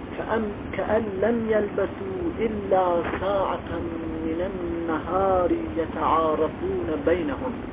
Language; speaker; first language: Central Kurdish; non-native, local second language; Gurani